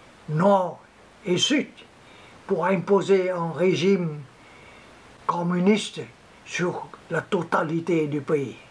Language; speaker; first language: French; non-native, local second language; Vietnamese